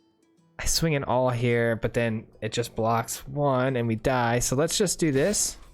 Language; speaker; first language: English; native; English